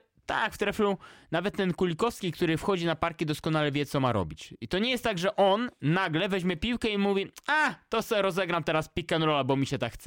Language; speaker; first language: Polish; native; Polish